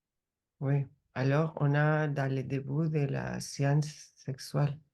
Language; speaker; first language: French; non-native, learner; Spanish